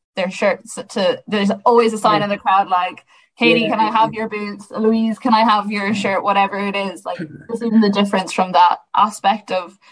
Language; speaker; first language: English; native; English